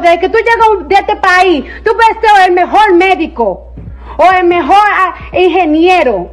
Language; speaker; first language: Spanish; early bilingual, heritage; Spanish